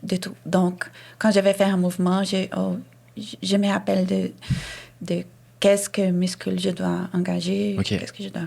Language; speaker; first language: French; non-native, fluent; Portuguese